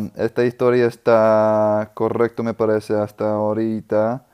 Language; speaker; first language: Spanish; non-native, fluent; English